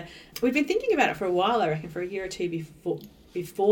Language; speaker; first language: English; native; English